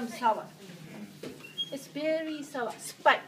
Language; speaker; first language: English; non-native, learner; Japanese